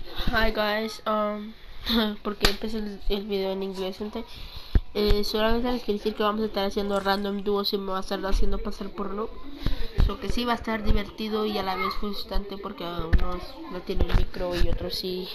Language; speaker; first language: Spanish; native; Spanish